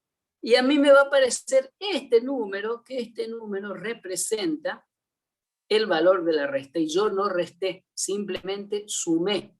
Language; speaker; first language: Spanish; native; Spanish